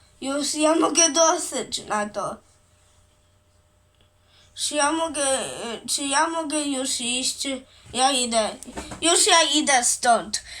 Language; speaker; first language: Polish; early bilingual, heritage; Portuguese